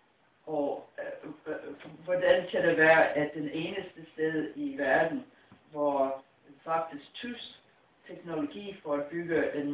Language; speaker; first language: Danish; non-native, fluent; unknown